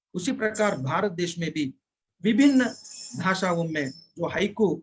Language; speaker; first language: Hindi; non-native, local second language; Telugu